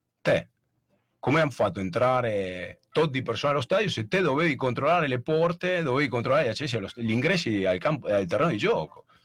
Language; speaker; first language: Italian; native; Italian